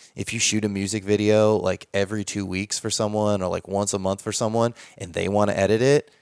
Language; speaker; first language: English; native; English